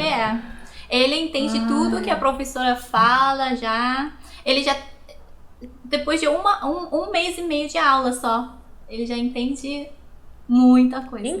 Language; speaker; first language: Portuguese; non-native, fluent; Chinese